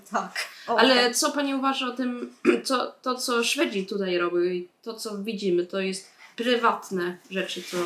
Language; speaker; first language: Polish; early bilingual, heritage; Polish